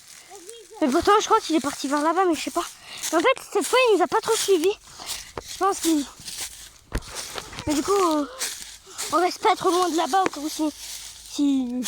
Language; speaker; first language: French; native; French